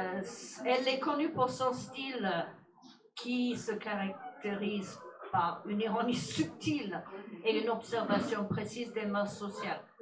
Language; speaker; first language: French; non-native, fluent; English